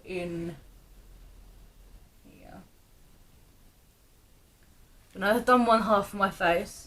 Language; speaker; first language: English; native; English